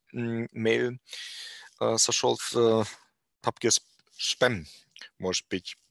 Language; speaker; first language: Russian; non-native, learner; German